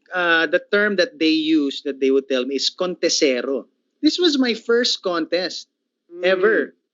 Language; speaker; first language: English; non-native, local second language; Filipino